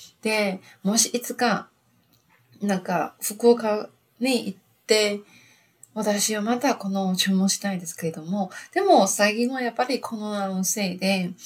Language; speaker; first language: Japanese; non-native, learner; Chinese